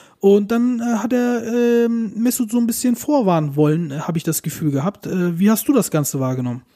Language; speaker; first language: German; early bilingual, other home language; Turkish